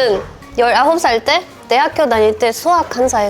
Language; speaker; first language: Korean; non-native, fluent; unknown